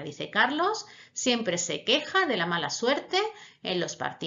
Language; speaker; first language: Spanish; native; Spanish